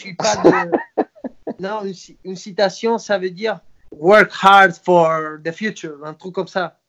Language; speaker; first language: French; non-native, fluent; Spanish